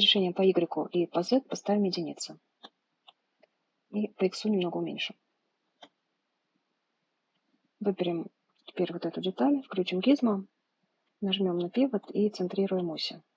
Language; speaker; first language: Russian; native; Russian